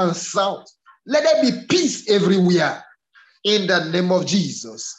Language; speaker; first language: English; non-native, local second language; Yoruba